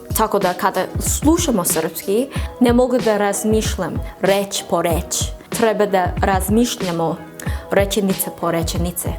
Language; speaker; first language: Croatian; non-native, learner; English